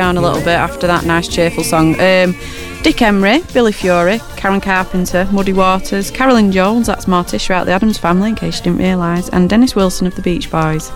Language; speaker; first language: English; native; English